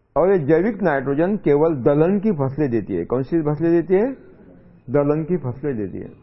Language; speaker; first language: Hindi; non-native, local second language; Marathi